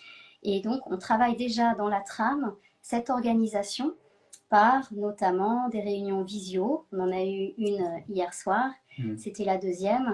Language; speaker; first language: French; native; French